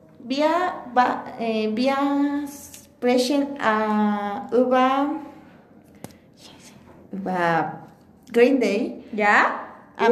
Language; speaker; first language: German; non-native, learner; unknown